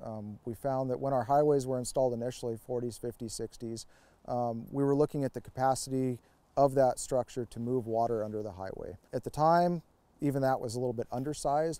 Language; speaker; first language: English; native; English